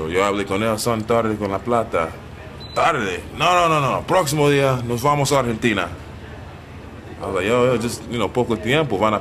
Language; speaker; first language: Spanish; non-native, learner; English